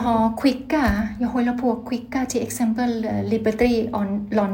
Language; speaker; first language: Swedish; non-native, learner; Thai